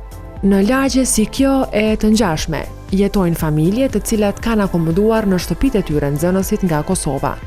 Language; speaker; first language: Albanian; native; Albanian